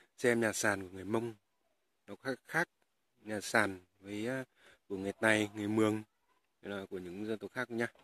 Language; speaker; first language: Vietnamese; non-native, local second language; Tày